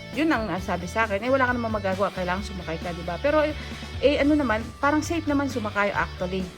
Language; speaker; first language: Filipino; non-native, local second language; Pampanga